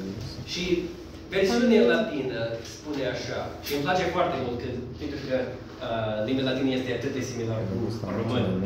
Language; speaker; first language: Romanian; non-native, learner; English